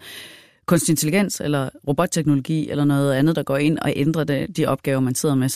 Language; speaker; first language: Danish; native; Danish